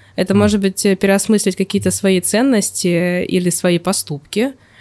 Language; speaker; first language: Russian; native; Russian